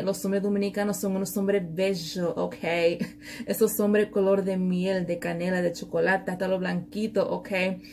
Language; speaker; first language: Spanish; early bilingual, heritage; Spanish